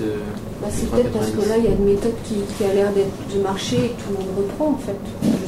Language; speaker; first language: French; native; French